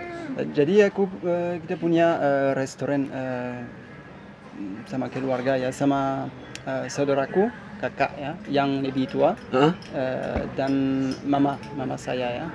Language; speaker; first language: Indonesian; non-native, learner; French